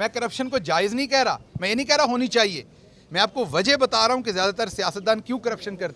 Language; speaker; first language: Hindi; non-native, local second language; Punjabi